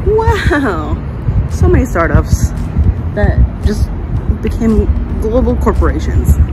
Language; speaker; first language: English; native; English